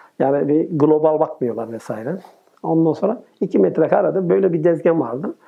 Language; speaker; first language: Turkish; native; Turkish